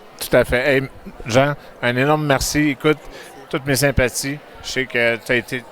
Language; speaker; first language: French; native; French